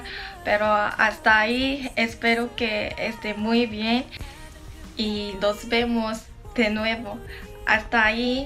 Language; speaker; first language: Spanish; non-native, learner; Korean